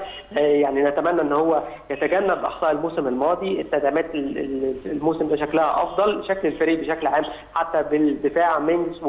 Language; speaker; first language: Arabic; native; Arabic